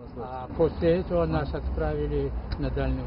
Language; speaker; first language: Russian; native; Russian